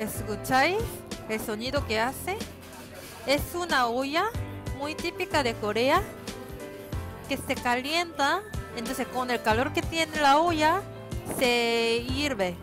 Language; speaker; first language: Spanish; non-native, fluent; Korean